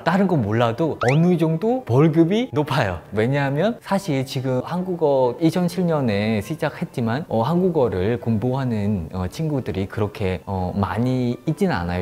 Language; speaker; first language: Korean; non-native, fluent; Khmer